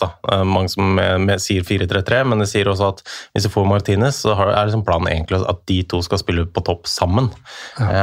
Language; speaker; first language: Norwegian; native; Norwegian